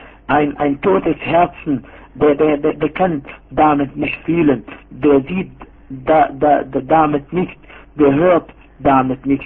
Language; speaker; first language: German; non-native, fluent; Arabic